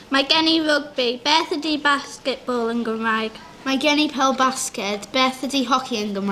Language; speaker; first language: Welsh; non-native, local second language; English